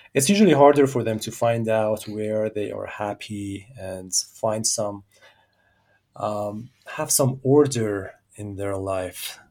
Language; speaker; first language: English; non-native, fluent; Persian